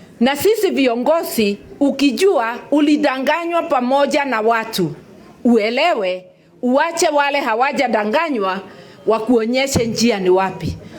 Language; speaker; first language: Swahili; non-native, local second language; Kikuyu